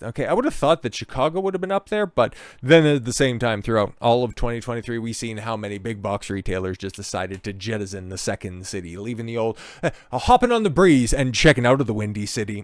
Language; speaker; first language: English; native; English